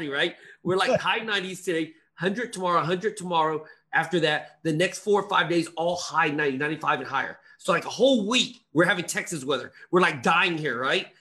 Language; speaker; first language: English; native; English